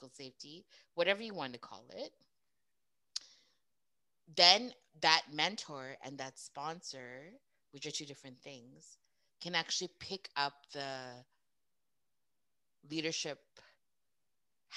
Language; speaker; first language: English; native; English